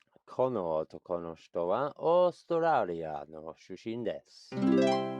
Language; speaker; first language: Japanese; non-native, learner; English